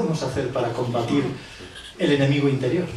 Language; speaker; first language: Spanish; native; Spanish